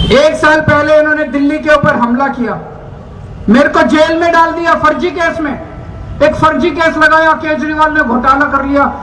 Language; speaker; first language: Hindi; native; Hindi